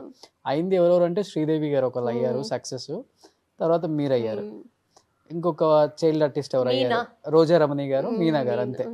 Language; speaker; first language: Telugu; native; Telugu